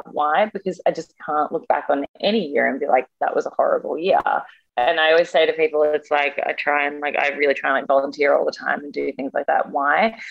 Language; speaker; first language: English; native; English